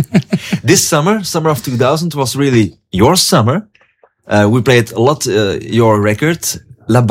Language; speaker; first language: English; non-native, fluent; Dutch